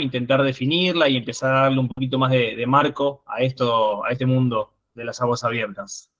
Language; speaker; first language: Spanish; native; Spanish